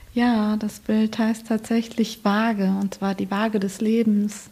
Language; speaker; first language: German; native; German